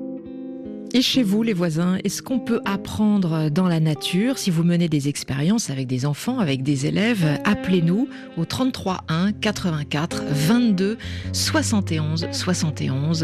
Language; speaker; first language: French; native; French